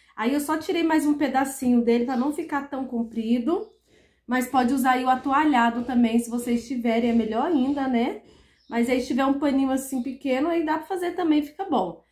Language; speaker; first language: Portuguese; native; Portuguese